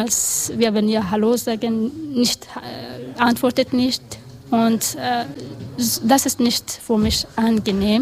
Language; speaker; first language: German; non-native, learner; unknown